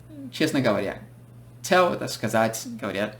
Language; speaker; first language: Russian; non-native, fluent; English